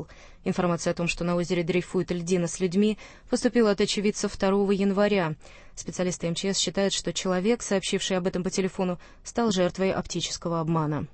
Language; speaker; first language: Russian; native; Russian